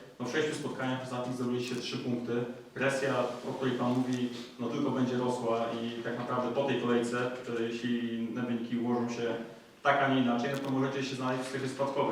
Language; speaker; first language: Polish; native; Polish